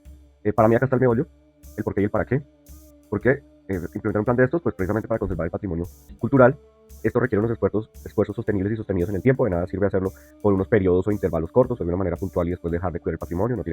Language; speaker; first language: Spanish; native; Spanish